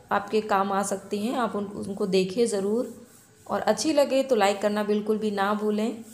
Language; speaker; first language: Hindi; native; Hindi